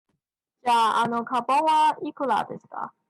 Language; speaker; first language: Japanese; non-native, learner; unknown